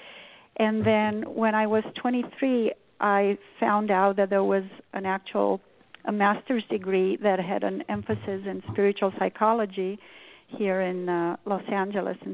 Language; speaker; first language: English; non-native, fluent; Romanian